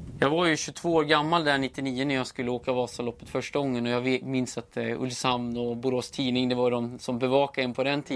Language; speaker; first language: Swedish; native; Swedish